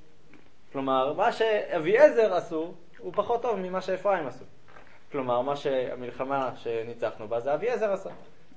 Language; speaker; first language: Hebrew; native; Hebrew